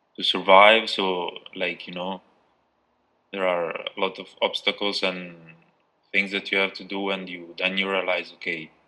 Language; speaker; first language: English; non-native, fluent; Albanian